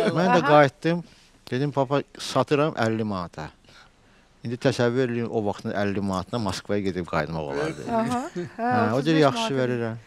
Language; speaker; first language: Azerbaijani; native; Azerbaijani